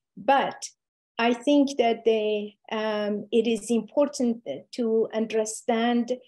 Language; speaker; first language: English; non-native, fluent; Persian